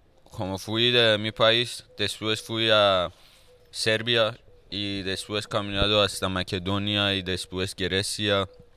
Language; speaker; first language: Spanish; non-native, learner; Persian